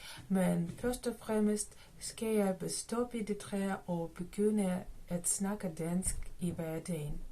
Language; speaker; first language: Danish; non-native, learner; Ukrainian